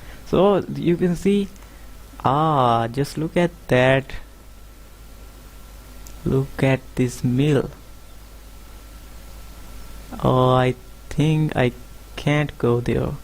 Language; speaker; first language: English; non-native, fluent; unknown